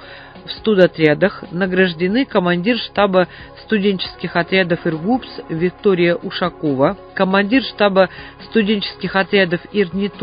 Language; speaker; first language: Russian; native; Russian